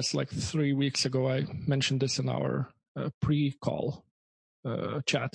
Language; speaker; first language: English; non-native, fluent; Lithuanian